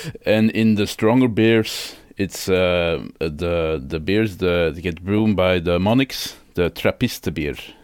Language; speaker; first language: English; non-native, fluent; Dutch